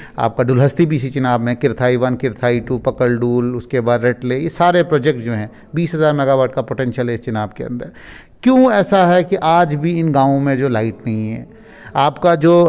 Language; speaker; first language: Hindi; non-native, local second language; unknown